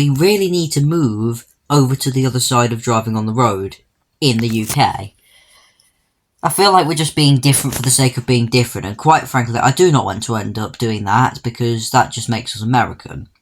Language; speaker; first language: English; native; English